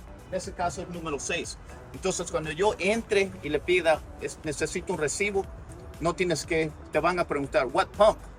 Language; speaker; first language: Spanish; native; Spanish